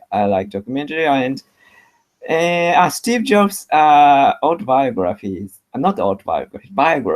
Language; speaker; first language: English; non-native, learner; Japanese